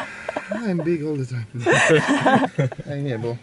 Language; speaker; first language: English; non-native, learner; Polish